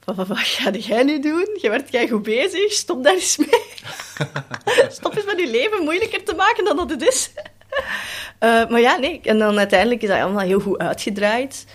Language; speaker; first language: Dutch; early bilingual, other home language; Cantonese